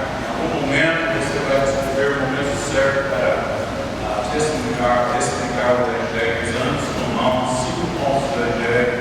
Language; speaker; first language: Portuguese; non-native, learner; English